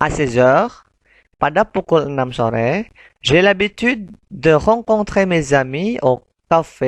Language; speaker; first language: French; non-native, fluent; Indonesian